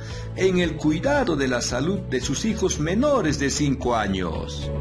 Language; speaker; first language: Spanish; native; Spanish